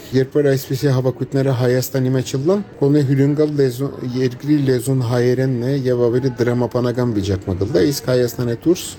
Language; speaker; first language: Armenian; native; Armenian